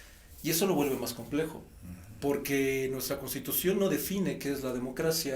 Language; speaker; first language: Spanish; native; Spanish